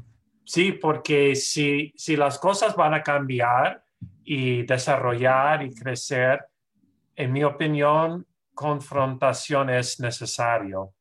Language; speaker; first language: Spanish; non-native, fluent; English